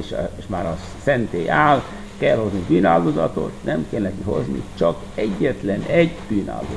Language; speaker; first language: Hungarian; non-native, fluent; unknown